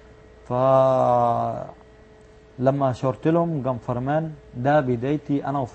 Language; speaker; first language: Arabic; native; Arabic